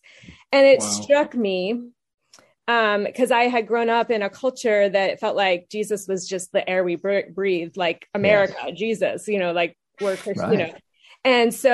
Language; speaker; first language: English; native; English